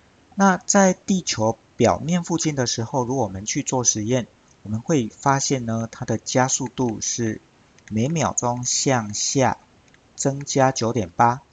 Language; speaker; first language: Chinese; native; Chinese